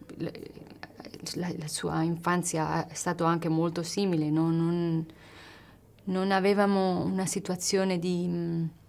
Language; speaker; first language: Italian; non-native, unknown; Spanish